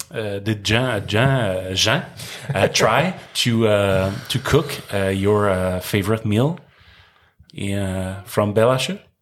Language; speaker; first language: English; non-native, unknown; French